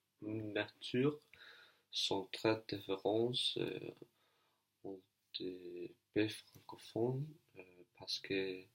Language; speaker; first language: French; non-native, learner; Danish